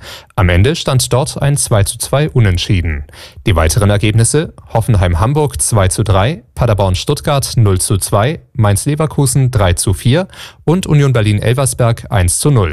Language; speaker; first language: German; native; German